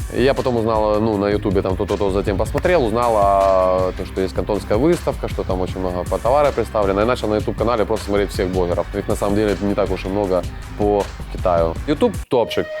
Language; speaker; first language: Russian; native; Russian